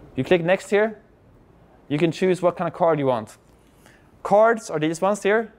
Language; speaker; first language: English; non-native, fluent; Swedish